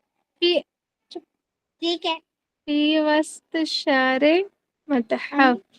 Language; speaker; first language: Arabic; non-native, learner; Urdu